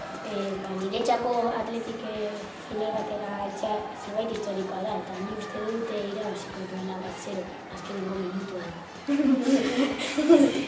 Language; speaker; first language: Basque; non-native, local second language; Spanish